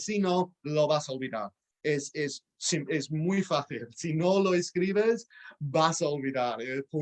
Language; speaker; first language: Spanish; non-native, fluent; English